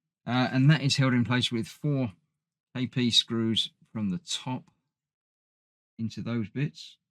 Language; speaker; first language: English; native; English